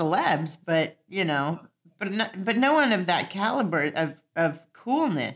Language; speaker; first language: English; native; English